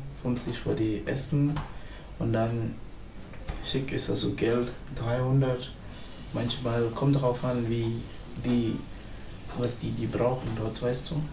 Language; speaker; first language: German; non-native, learner; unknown